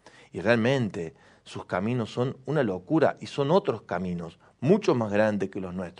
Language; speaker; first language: Spanish; native; Spanish